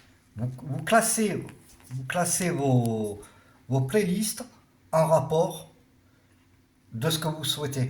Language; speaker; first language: French; native; French